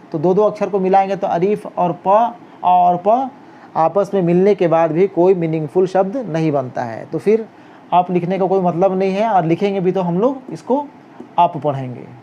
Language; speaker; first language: Hindi; native; Hindi